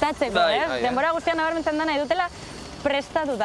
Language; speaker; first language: Basque; non-native, learner; Russian